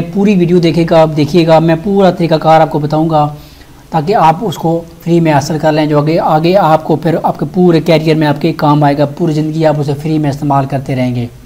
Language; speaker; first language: Urdu; native; Urdu